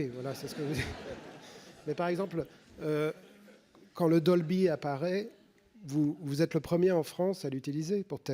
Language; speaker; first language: French; native; French